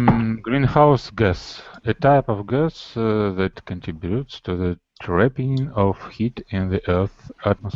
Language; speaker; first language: English; non-native, learner; Russian